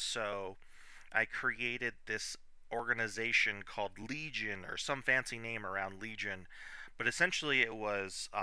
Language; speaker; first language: English; native; English